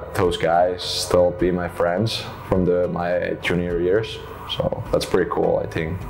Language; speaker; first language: English; non-native, fluent; Finnish